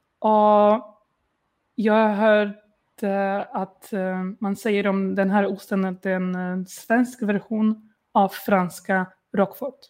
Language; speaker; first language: Swedish; non-native, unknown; Polish